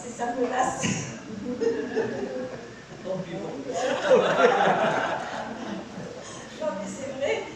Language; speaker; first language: French; non-native, local second language; Arabic